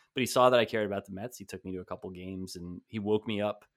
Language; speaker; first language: English; native; English